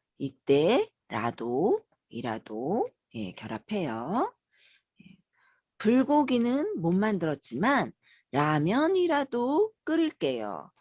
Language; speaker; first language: Korean; native; Korean